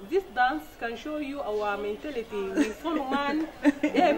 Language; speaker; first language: English; non-native, fluent; Arabic